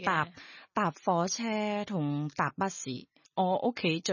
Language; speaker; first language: Cantonese; non-native, learner; Thai